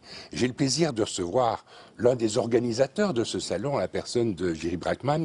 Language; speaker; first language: French; native; French